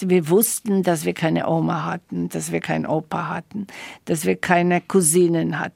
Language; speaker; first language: German; non-native, fluent; Slovak